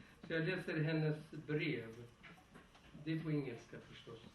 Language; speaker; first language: Swedish; non-native, fluent; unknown